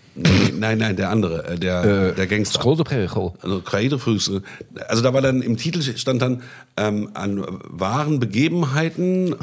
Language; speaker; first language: German; native; German